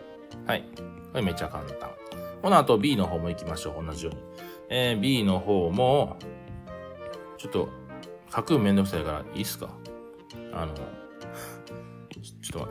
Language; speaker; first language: Japanese; native; Japanese